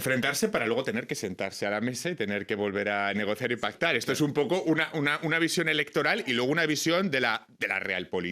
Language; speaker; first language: Spanish; native; Spanish